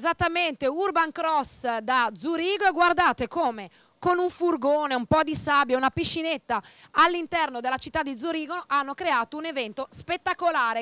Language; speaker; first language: Italian; native; Italian